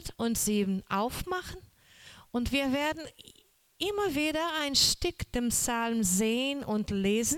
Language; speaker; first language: German; non-native, learner; Portuguese